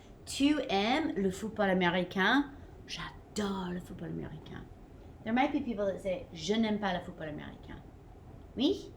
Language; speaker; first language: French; non-native, fluent; English